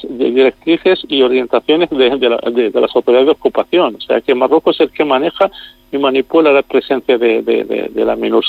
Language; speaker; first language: Spanish; non-native, local second language; Arabic